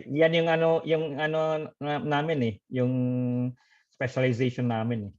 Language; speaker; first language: Filipino; non-native, fluent; Indonesian